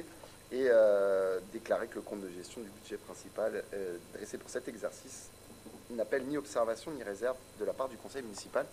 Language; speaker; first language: French; native; French